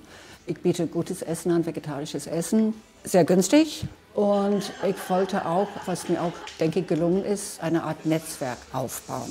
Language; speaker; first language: German; non-native, fluent; English